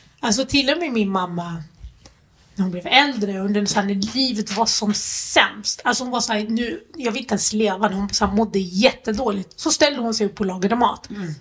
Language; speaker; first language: Swedish; early bilingual, other home language; Arabic